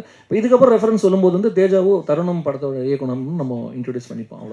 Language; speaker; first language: Tamil; native; Tamil